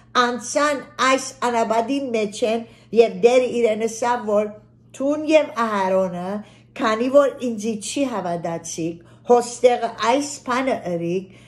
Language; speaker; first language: Armenian; early bilingual, heritage; Armenian